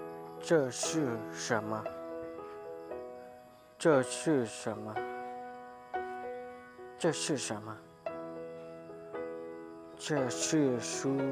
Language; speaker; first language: Chinese; non-native, fluent; Hmong